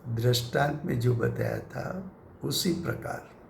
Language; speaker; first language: Hindi; non-native, local second language; Gujarati